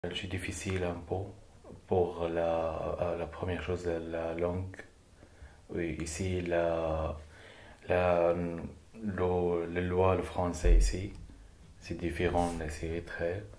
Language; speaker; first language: French; non-native, learner; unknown